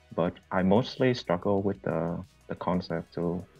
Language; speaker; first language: English; non-native, fluent; Vietnamese